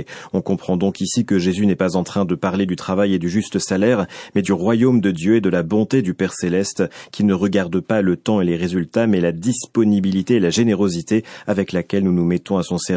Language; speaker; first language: French; native; French